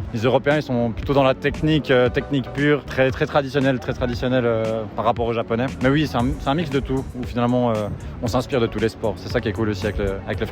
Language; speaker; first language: French; native; French